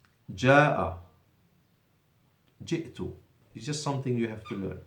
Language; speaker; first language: English; non-native, fluent; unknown